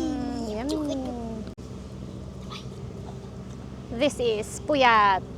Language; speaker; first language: English; non-native, local second language; Filipino